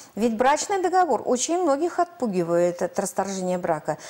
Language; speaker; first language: Russian; native; Russian